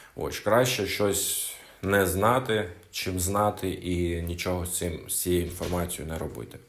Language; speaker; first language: Ukrainian; non-native, local second language; Russian